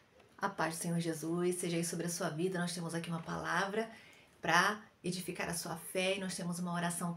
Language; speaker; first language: Portuguese; native; Portuguese